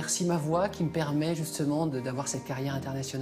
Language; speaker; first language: French; native; French